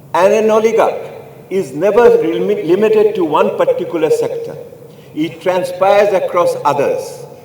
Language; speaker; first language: English; non-native, local second language; Bangla